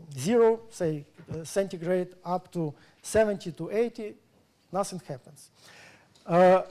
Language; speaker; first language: English; non-native, fluent; Russian